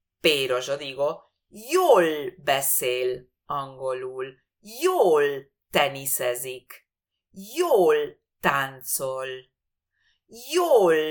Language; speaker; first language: Hungarian; non-native, fluent; Spanish